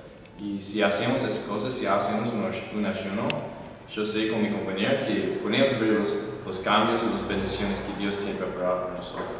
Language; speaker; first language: Spanish; non-native, fluent; English